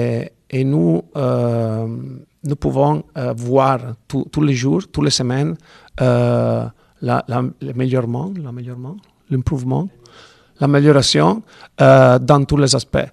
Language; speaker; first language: French; non-native, learner; Italian